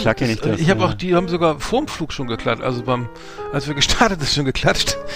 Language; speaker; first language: German; native; German